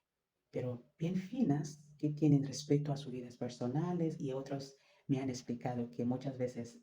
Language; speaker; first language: Spanish; non-native, fluent; French